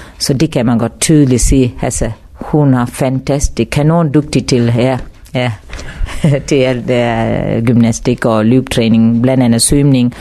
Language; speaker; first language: Danish; non-native, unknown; Tamil